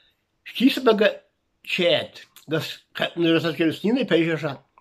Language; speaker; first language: Irish; native; Irish